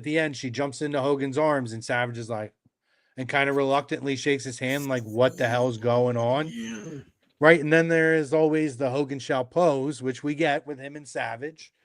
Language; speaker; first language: English; native; English